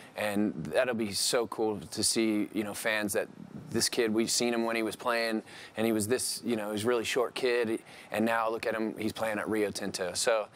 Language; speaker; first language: English; native; English